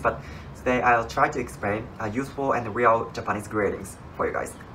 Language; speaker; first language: English; non-native, fluent; Japanese